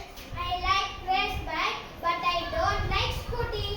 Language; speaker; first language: English; non-native, learner; Tamil